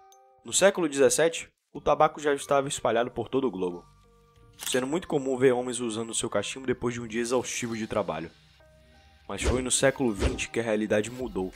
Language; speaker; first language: Portuguese; native; Portuguese